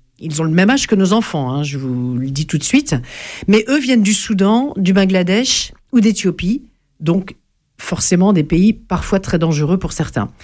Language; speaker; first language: French; native; French